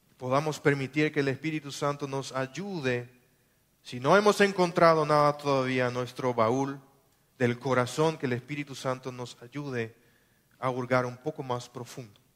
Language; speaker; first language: Spanish; non-native, local second language; German